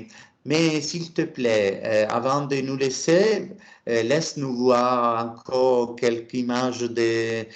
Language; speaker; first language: French; non-native, learner; Italian